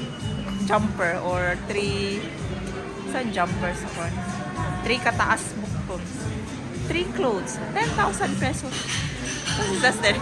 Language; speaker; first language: Filipino; non-native, local second language; Cebuano